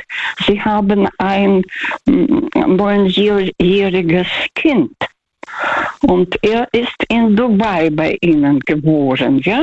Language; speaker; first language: German; non-native, fluent; Russian